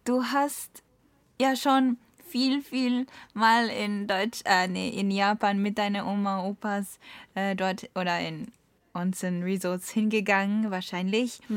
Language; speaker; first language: German; non-native, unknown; Japanese